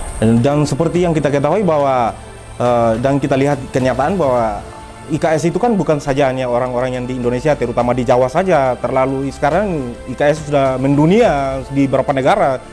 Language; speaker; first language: Indonesian; non-native, local second language; Tetum